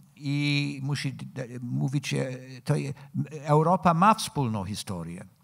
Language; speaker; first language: Polish; non-native, fluent; English